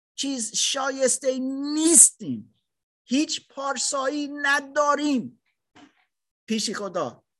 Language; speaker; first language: Persian; non-native, fluent; English